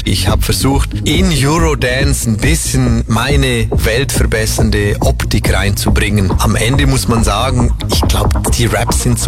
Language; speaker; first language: German; native; German